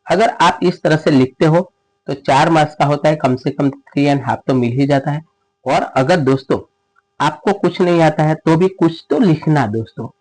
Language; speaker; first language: Hindi; non-native, local second language; Gujarati